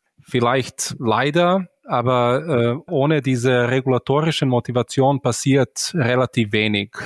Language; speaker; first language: German; native; German